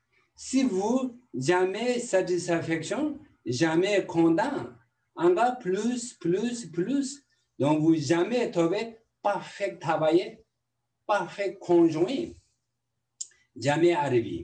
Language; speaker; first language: French; non-native, learner; Tibetan